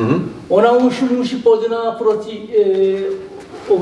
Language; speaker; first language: Czech; non-native, learner; Korean